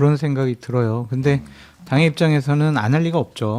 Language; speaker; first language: Korean; native; Korean